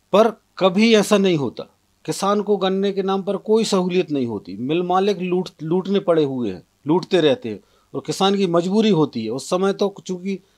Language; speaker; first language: Hindi; native; Hindi